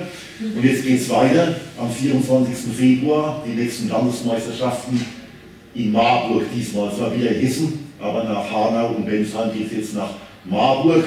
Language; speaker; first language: German; native; German